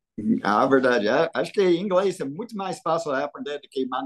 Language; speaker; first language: Portuguese; non-native, fluent; English